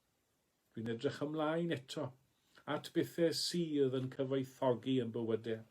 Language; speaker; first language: Welsh; native; Welsh